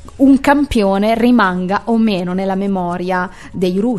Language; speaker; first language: Italian; native; Italian